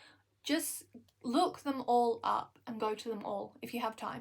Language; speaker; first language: English; native; English